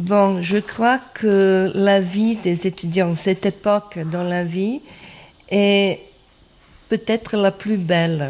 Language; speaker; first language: French; non-native, fluent; Croatian